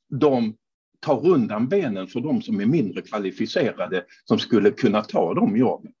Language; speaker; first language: Swedish; non-native, fluent; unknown